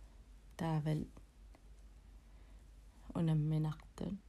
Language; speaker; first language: Danish; non-native, local second language; Kalaallisut